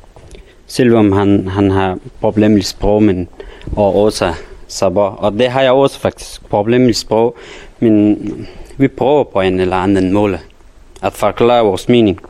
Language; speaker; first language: Danish; non-native, learner; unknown